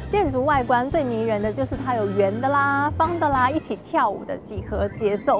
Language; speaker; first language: Chinese; native; Chinese